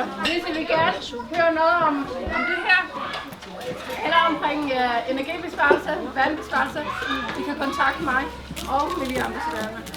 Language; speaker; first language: Danish; non-native, fluent; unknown